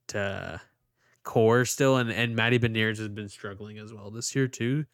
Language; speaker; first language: English; early bilingual, other home language; Maltese